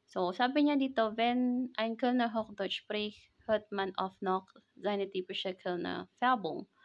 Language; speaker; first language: German; non-native, fluent; Filipino